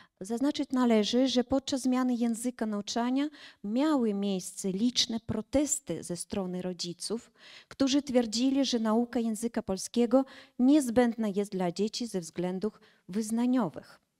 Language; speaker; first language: Polish; early bilingual, heritage; Polish